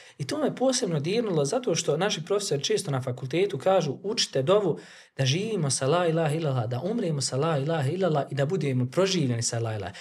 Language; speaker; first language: Bosnian; native; Bosnian